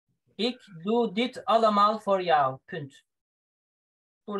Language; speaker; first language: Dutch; non-native, fluent; Turkish